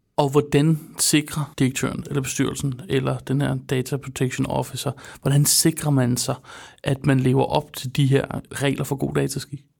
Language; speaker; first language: Danish; native; Danish